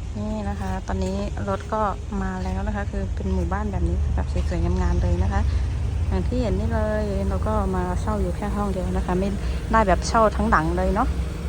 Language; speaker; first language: Thai; non-native, local second language; Shan